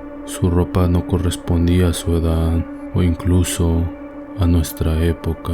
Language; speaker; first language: Spanish; native; Spanish